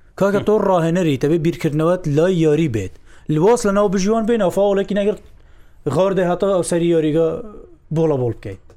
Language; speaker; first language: Central Kurdish; native; Central Kurdish